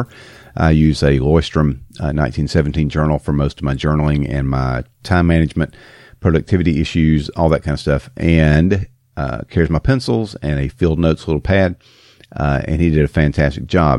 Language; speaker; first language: English; native; English